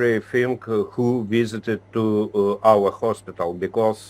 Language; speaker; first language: English; non-native, learner; Ukrainian